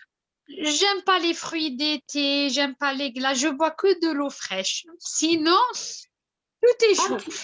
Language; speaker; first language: French; non-native, local second language; Arabic